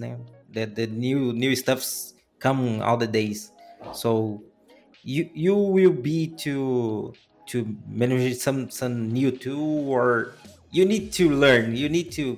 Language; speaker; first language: English; non-native, learner; Portuguese